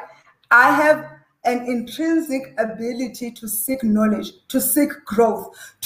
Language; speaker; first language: English; non-native, local second language; Xhosa